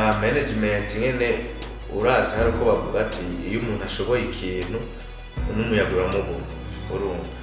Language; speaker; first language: Rundi; early bilingual, heritage; Rundi